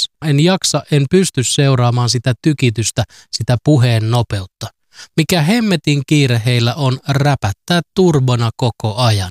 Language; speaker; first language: Finnish; native; Finnish